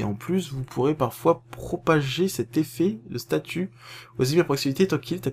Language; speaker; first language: French; native; French